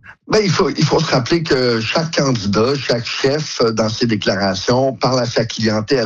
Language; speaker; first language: French; native; French